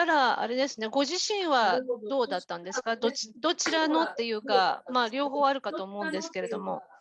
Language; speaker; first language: Japanese; native; Japanese